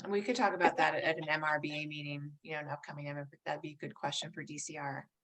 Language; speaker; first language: English; native; English